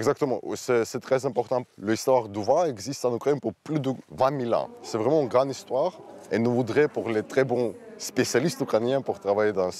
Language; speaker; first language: French; non-native, fluent; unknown